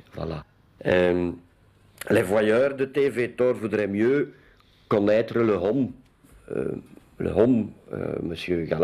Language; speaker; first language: French; non-native, local second language; Dutch